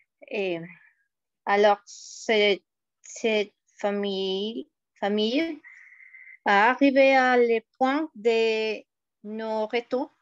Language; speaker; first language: French; non-native, fluent; Spanish